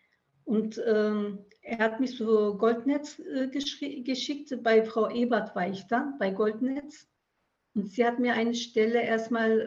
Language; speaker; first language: German; early bilingual, other home language; Turkish